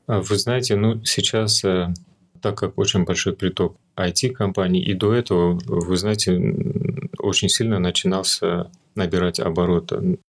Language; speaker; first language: Russian; early bilingual, other home language; Armenian